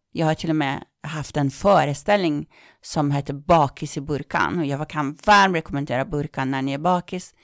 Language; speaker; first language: Swedish; non-native, fluent; Persian